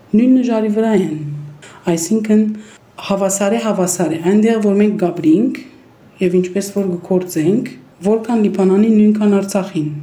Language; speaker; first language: Armenian; early bilingual, heritage; Armenian